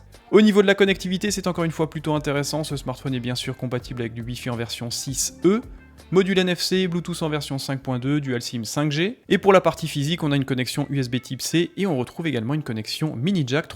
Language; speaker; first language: French; native; French